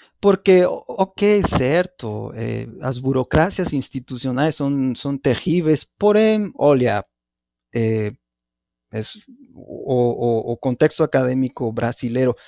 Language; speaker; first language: Portuguese; non-native, fluent; Spanish